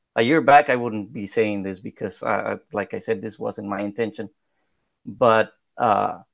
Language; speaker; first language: English; early bilingual, other home language; Spanish